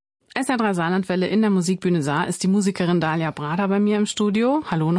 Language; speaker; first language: German; native; German